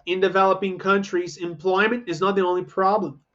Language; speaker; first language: English; non-native, fluent; Portuguese